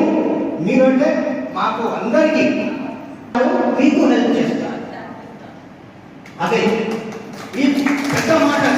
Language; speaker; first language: Telugu; non-native, local second language; Urdu